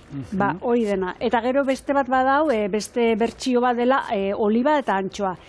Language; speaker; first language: Basque; native; Basque